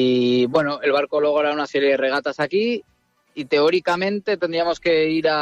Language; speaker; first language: Spanish; native; Spanish